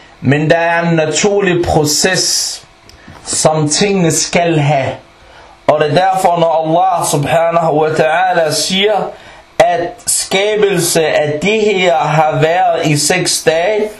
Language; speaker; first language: Danish; early bilingual, other home language; Arabic